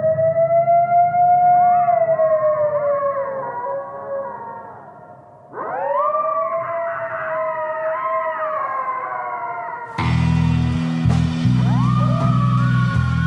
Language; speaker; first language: English; native; English